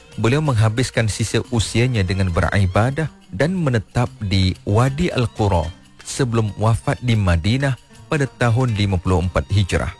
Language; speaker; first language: Malay; native; Malay